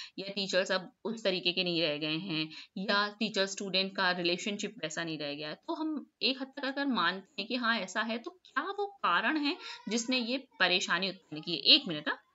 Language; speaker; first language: Hindi; native; Hindi